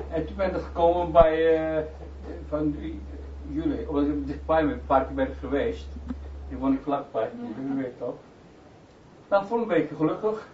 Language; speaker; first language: Dutch; non-native, learner; Turkish